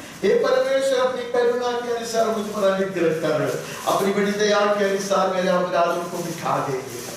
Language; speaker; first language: Hindi; non-native, local second language; Telugu